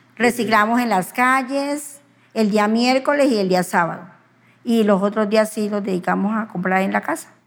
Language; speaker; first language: Spanish; native; Spanish